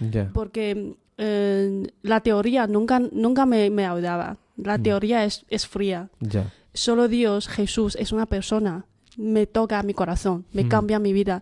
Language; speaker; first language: Spanish; non-native, fluent; Chinese